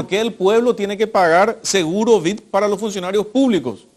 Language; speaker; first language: Spanish; native; Spanish